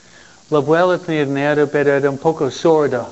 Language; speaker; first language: Spanish; non-native, fluent; English